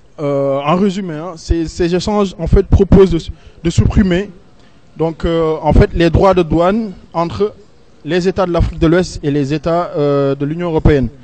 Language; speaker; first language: French; non-native, local second language; Wolof